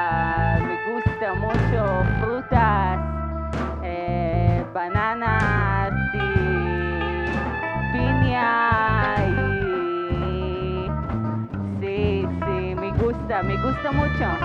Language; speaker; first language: Spanish; non-native, learner; Hebrew